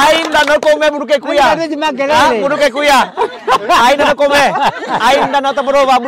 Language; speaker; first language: Portuguese; non-native, learner; Vietnamese